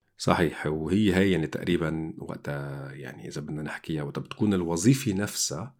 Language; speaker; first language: Arabic; native; Arabic